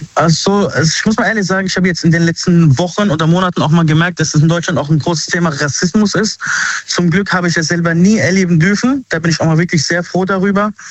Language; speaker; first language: German; early bilingual, other home language; Arabic